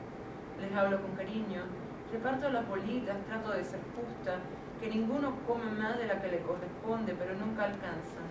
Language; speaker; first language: Spanish; native; Spanish